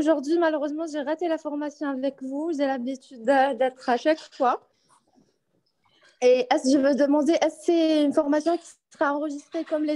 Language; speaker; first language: French; non-native, local second language; Arabic